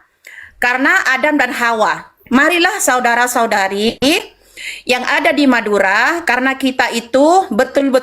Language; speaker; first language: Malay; non-native, local second language; Madurese